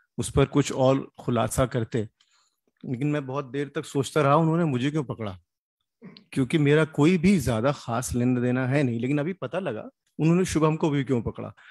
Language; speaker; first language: Hindi; native; Hindi